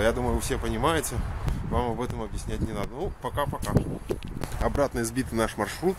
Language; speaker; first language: Russian; native; Russian